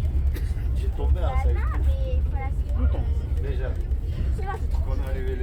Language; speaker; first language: French; non-native, learner; Turkish